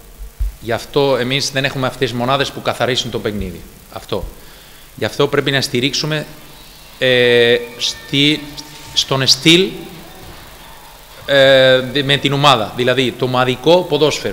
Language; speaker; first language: Greek; non-native, fluent; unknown